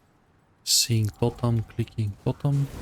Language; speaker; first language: English; non-native, fluent; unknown